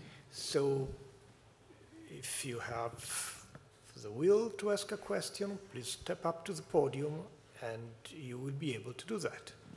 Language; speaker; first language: English; non-native, fluent; Italian